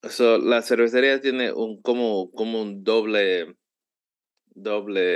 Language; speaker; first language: Spanish; early bilingual, heritage; Spanish